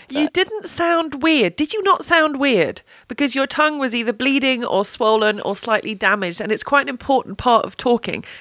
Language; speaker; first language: English; native; English